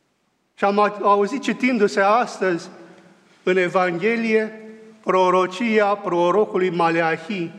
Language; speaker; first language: Romanian; native; Romanian